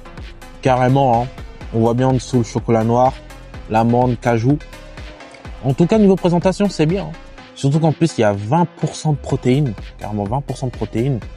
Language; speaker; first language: French; native; French